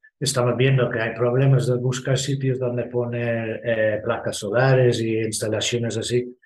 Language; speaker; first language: Spanish; non-native, fluent; English